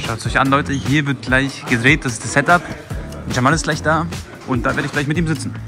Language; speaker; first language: German; native; German